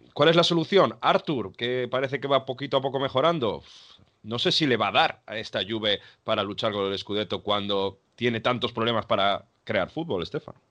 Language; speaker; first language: Spanish; native; Spanish